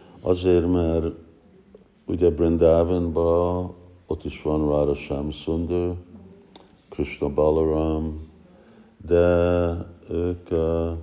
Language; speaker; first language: Hungarian; early bilingual, heritage; Hungarian